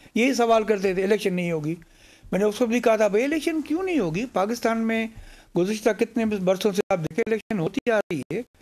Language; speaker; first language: Urdu; non-native, local second language; Sindhi